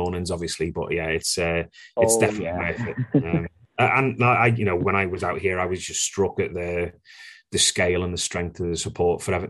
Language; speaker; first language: English; native; English